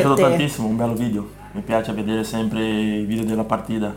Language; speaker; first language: Italian; non-native, fluent; Portuguese